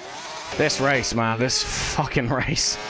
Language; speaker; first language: English; native; English